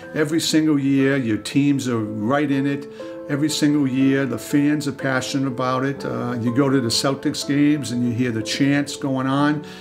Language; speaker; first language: English; native; English